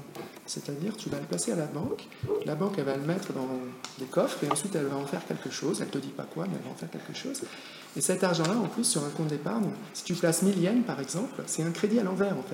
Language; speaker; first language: French; native; French